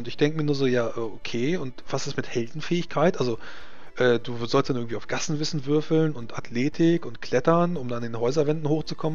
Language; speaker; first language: German; native; German